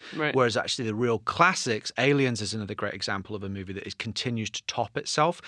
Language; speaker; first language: English; native; English